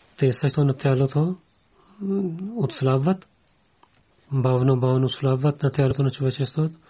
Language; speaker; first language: Bulgarian; non-native, learner; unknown